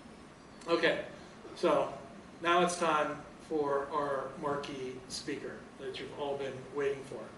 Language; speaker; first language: English; native; English